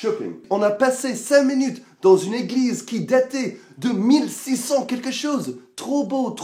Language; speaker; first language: French; non-native, fluent; English